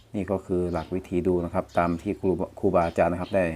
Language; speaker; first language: Thai; non-native, local second language; Northeastern Thai